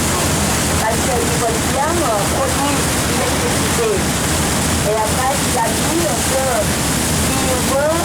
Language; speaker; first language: French; non-native, learner; Thai